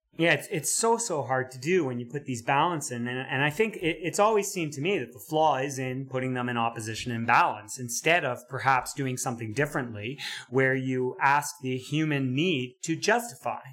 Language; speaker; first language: English; native; English